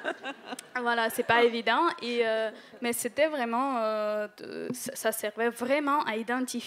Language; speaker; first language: French; non-native, fluent; Ukrainian